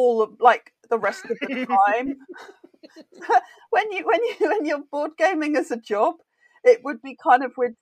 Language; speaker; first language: English; native; English